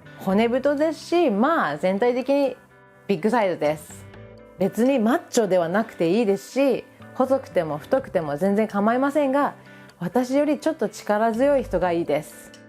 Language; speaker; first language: Japanese; early bilingual, other home language; English